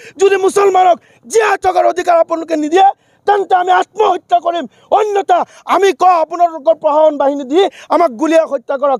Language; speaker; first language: Assamese; non-native, local second language; Bangla